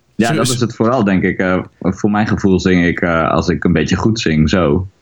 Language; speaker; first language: Dutch; native; Dutch